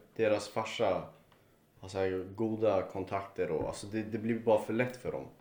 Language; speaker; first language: Swedish; early bilingual, other home language; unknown